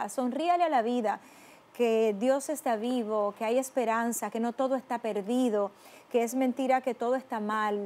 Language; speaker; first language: Spanish; native; Spanish